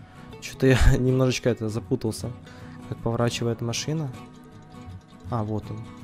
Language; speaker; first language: Russian; native; Russian